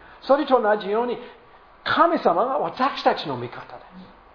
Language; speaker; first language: Japanese; non-native, fluent; English